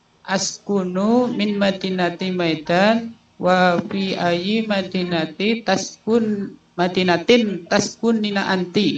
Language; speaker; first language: Arabic; non-native, learner; Indonesian